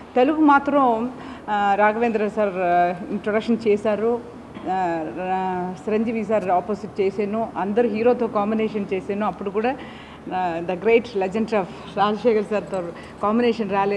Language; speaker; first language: Telugu; non-native, learner; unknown